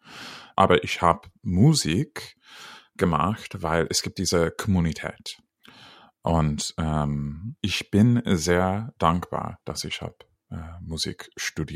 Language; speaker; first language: German; non-native, fluent; English